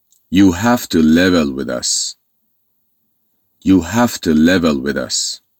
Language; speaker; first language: English; non-native, fluent; Persian